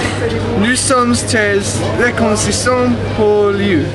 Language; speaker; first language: French; non-native, learner; English